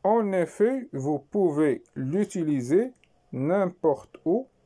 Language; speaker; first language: French; non-native, local second language; Arabic